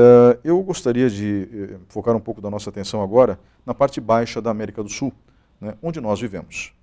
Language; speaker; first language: Portuguese; native; Portuguese